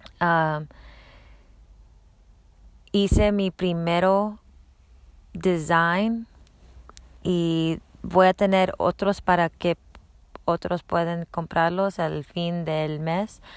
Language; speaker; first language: Spanish; non-native, learner; English